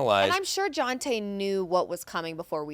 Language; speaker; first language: English; native; English